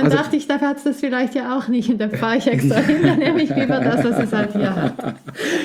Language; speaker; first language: German; native; German